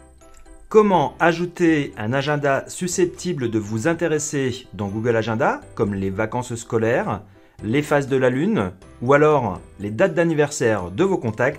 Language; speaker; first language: French; native; French